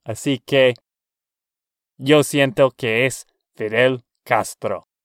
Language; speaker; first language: Spanish; non-native, learner; English